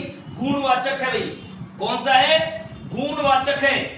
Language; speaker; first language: Hindi; native; Hindi